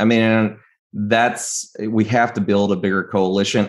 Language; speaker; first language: English; native; English